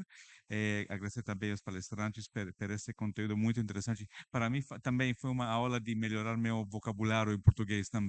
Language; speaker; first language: Portuguese; non-native, learner; English